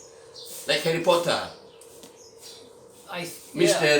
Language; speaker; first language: English; non-native, learner; Indonesian